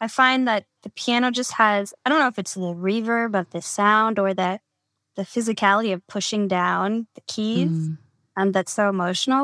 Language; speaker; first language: English; native; English